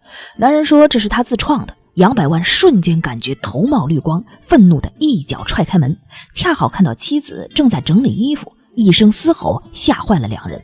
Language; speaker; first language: Chinese; native; Chinese